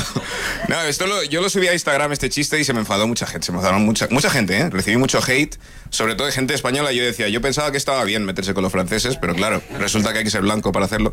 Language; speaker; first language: Spanish; early bilingual, other home language; English